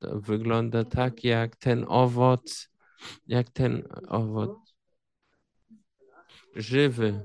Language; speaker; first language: Polish; early bilingual, heritage; Polish